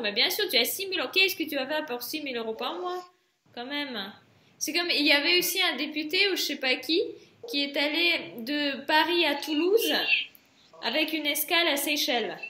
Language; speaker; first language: French; non-native, fluent; Russian